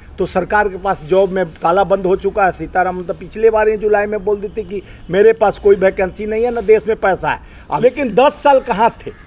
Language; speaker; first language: Hindi; native; Hindi